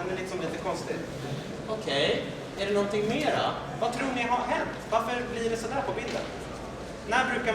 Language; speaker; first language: Swedish; native; Swedish